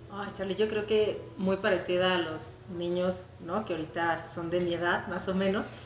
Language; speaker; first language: Spanish; native; Spanish